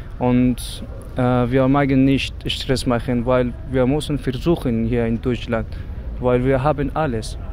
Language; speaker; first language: German; non-native, learner; Persian